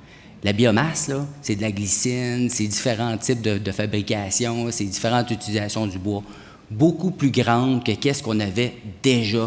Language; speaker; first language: French; native; French